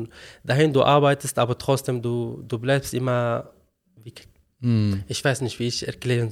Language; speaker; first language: German; non-native, learner; Arabic